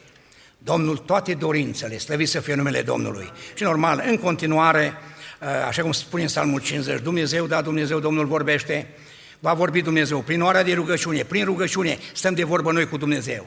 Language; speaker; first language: Romanian; native; Romanian